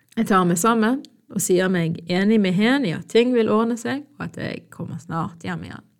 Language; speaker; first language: Norwegian; early bilingual, other home language; Arabic